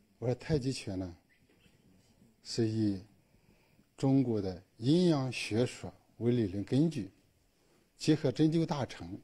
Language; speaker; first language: Chinese; native; Chinese